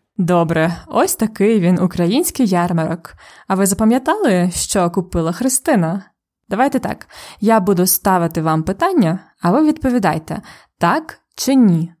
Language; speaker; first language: Ukrainian; native; Ukrainian